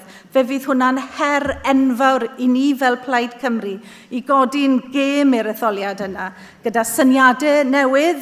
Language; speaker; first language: Welsh; native; Welsh